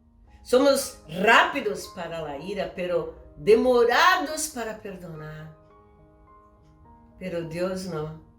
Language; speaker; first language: Spanish; non-native, fluent; Portuguese